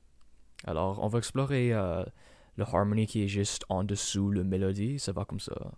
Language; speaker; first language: French; non-native, local second language; English